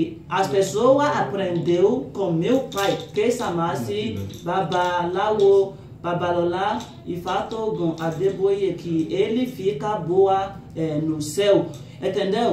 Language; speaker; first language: Portuguese; non-native, local second language; Yoruba